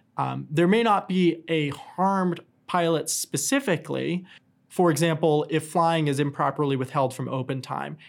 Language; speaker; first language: English; native; English